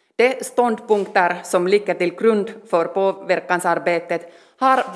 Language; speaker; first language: Swedish; non-native, learner; Finnish